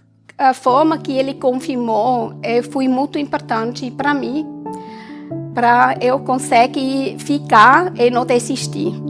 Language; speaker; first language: Portuguese; non-native, learner; German